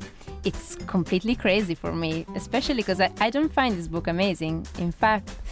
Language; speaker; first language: English; non-native, fluent; Italian